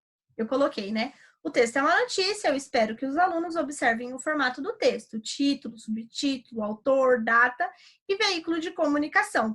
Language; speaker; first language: Portuguese; native; Portuguese